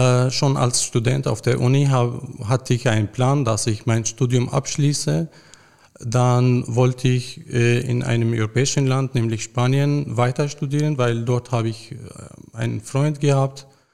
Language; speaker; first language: German; non-native, fluent; Arabic